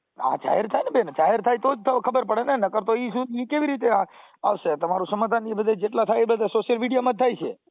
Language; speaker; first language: Gujarati; native; Gujarati